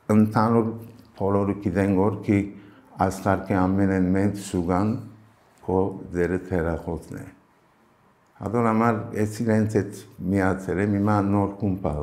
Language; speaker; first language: Armenian; early bilingual, heritage; Armenian